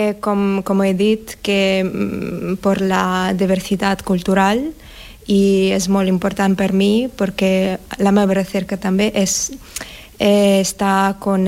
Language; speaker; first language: Catalan; non-native, learner; Russian